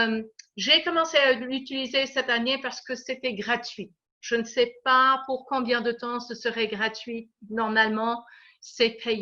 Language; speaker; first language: French; non-native, fluent; English